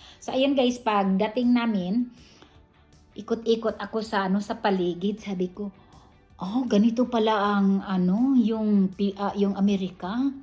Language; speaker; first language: Filipino; non-native, local second language; Cebuano